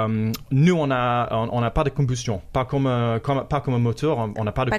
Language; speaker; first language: French; non-native, fluent; English